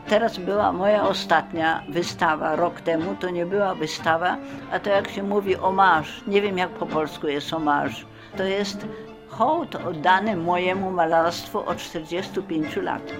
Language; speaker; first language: Polish; early bilingual, heritage; Polish